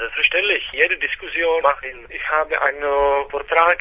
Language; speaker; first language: German; non-native, fluent; Czech